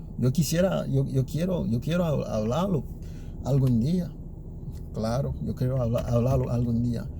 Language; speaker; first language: Spanish; early bilingual, other home language; Haitian Creole